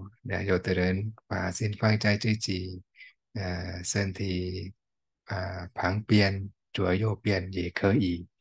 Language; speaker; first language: Chinese; non-native, fluent; Thai